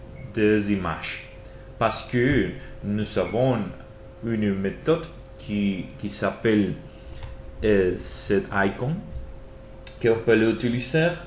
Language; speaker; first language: French; non-native, learner; Spanish